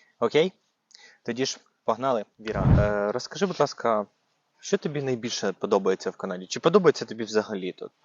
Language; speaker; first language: Ukrainian; native; Ukrainian